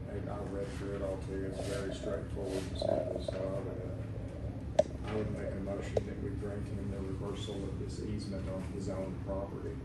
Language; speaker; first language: English; native; English